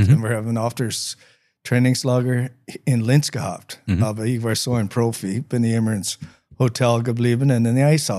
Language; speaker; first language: German; non-native, learner; English